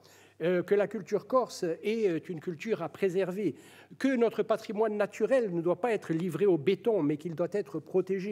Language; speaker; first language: French; native; French